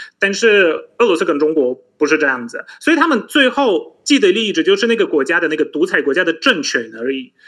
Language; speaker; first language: Chinese; non-native, fluent; Polish